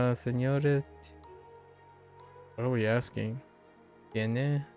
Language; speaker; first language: Spanish; non-native, learner; English